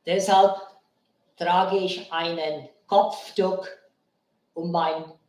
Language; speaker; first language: German; non-native, learner; Bangla